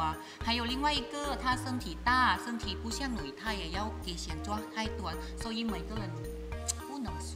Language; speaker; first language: Chinese; non-native, learner; Thai